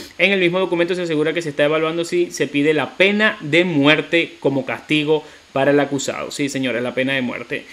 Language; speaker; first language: Spanish; native; Spanish